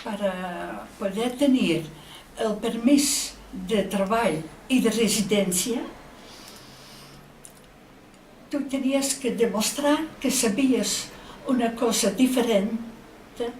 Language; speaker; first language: Catalan; non-native, fluent; Dutch